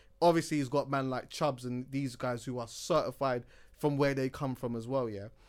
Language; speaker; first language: English; native; English